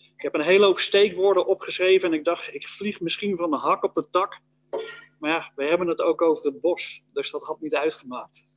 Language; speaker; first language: Dutch; native; Dutch